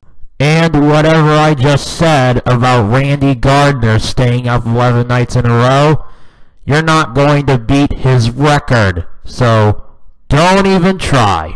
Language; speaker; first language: English; native; English